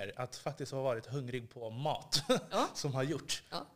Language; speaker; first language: Swedish; native; Swedish